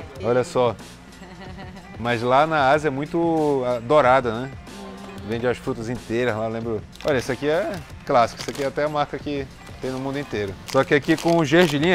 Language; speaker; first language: Portuguese; native; Portuguese